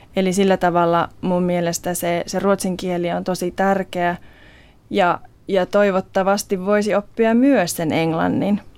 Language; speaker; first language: Finnish; non-native, local second language; Swedish